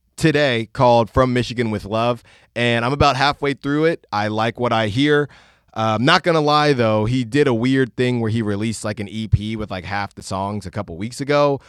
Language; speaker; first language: English; early bilingual, other home language; Spanish